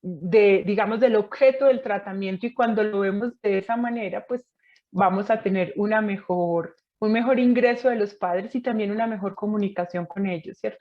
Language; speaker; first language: Spanish; native; Spanish